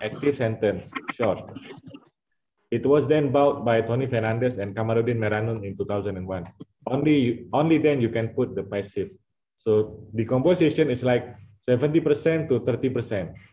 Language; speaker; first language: English; non-native, fluent; Indonesian